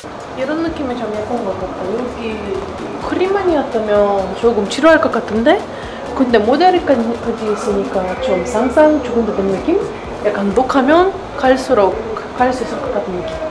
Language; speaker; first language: Korean; non-native, fluent; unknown